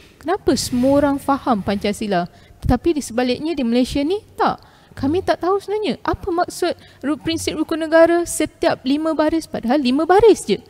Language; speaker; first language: Malay; non-native, local second language; Tamil